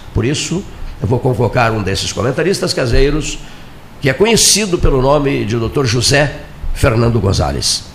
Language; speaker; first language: Portuguese; native; Portuguese